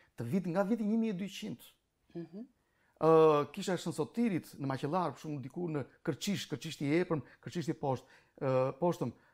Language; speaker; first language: Albanian; non-native, local second language; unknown